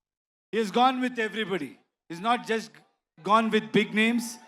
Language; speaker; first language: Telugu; non-native, learner; Kannada